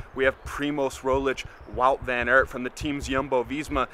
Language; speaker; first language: English; native; English